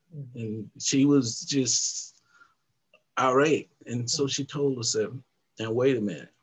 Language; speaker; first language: English; native; English